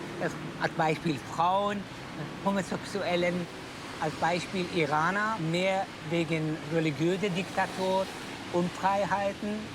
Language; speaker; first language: German; non-native, fluent; Persian